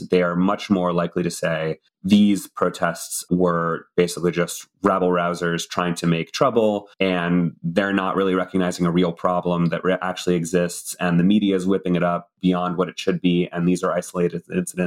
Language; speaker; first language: English; native; English